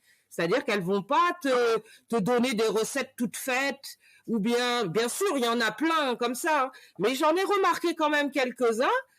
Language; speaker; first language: French; native; French